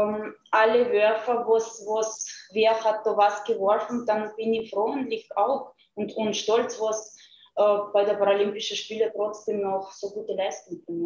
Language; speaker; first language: German; non-native, fluent; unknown